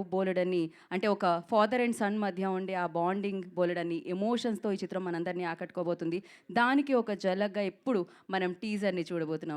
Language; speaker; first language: Telugu; native; Telugu